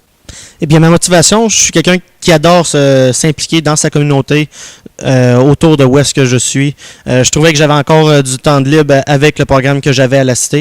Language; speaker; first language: French; native; French